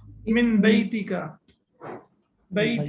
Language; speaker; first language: Arabic; non-native, fluent; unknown